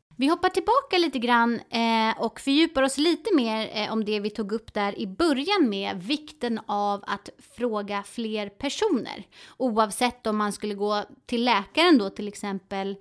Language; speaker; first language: Swedish; non-native, fluent; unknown